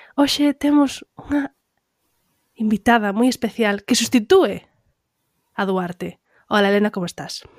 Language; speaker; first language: Galician; non-native, local second language; Spanish